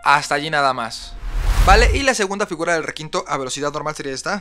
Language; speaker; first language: Spanish; native; Spanish